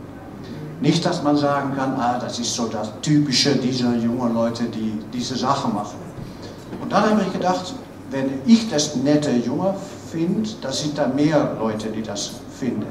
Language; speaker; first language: German; non-native, fluent; Dutch